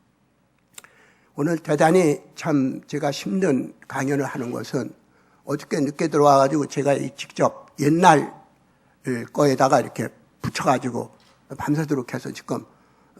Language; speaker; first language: Korean; native; Korean